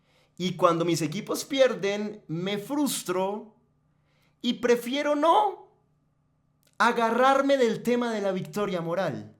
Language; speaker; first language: Spanish; native; Spanish